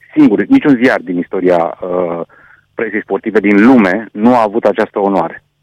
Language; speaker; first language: Romanian; non-native, local second language; Hungarian